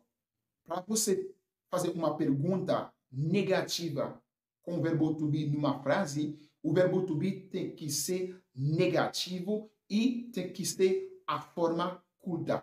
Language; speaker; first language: Portuguese; non-native, fluent; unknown